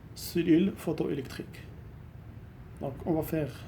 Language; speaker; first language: French; non-native, local second language; Arabic